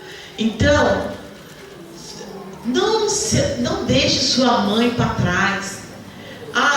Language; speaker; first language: Portuguese; native; Portuguese